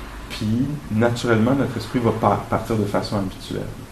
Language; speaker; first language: French; native; French